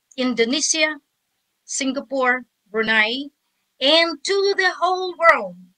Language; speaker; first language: English; non-native, local second language; Filipino